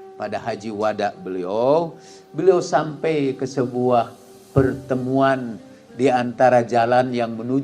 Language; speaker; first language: Indonesian; native; Indonesian